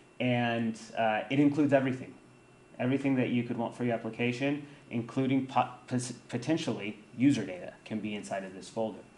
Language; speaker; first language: English; native; English